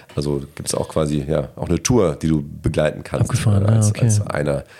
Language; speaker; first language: German; native; German